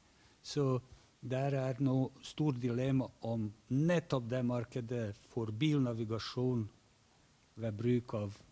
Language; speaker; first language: Norwegian; non-native, fluent; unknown